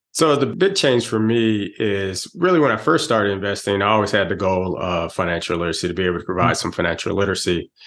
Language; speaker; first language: English; native; English